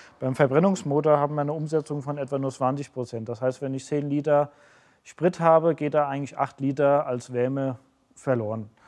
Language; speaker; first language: German; native; German